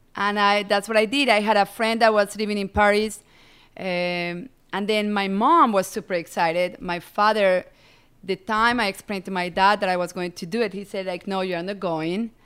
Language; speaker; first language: English; non-native, fluent; Spanish